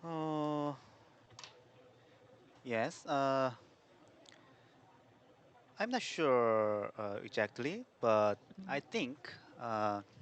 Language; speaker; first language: English; non-native, learner; Korean